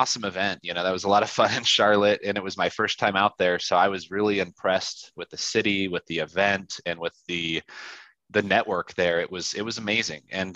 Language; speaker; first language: English; native; English